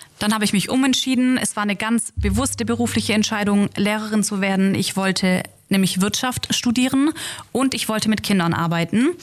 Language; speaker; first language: German; native; German